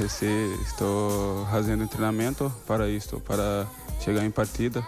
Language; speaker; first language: Spanish; non-native, learner; Portuguese